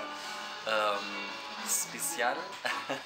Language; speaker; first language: French; non-native, fluent; German